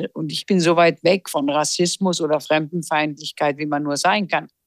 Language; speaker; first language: German; early bilingual, heritage; German